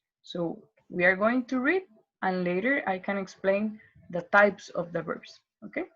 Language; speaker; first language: English; non-native, learner; Spanish